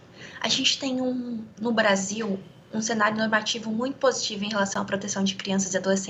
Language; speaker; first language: Portuguese; native; Portuguese